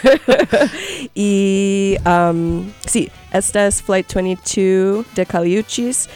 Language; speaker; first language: Spanish; non-native, learner; English